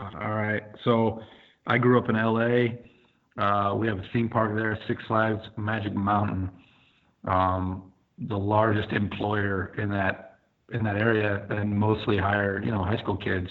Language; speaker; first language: English; native; English